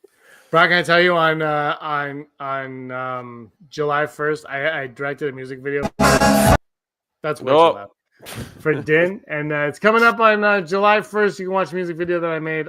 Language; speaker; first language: English; native; English